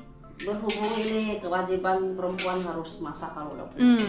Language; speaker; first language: Indonesian; native; Indonesian